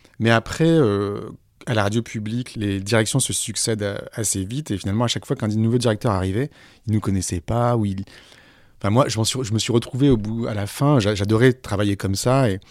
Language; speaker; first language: French; native; French